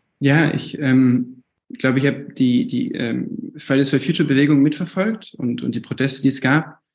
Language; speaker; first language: German; native; German